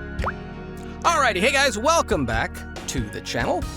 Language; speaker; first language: English; native; English